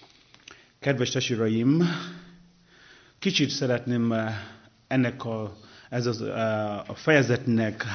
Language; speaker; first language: Hungarian; non-native, learner; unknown